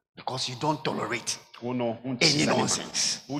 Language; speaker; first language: English; non-native, local second language; Ga